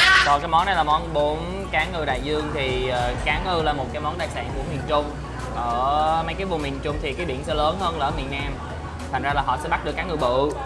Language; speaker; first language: Vietnamese; early bilingual, other home language; English